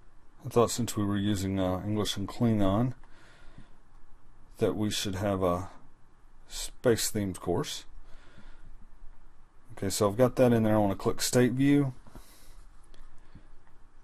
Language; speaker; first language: English; native; English